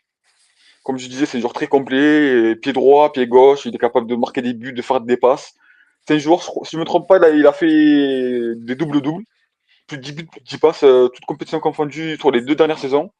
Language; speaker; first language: French; native; French